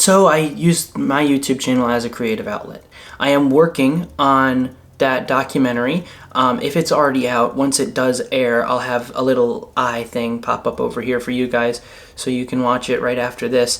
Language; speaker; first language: English; native; English